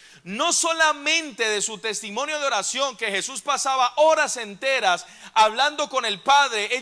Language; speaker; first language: Spanish; native; Spanish